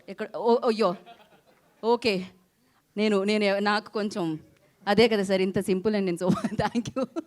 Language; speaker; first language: Telugu; native; Telugu